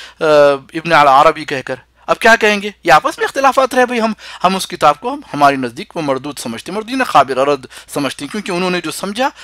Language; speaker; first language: Urdu; native; Urdu